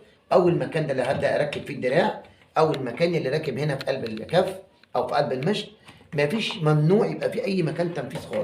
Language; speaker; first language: Arabic; native; Arabic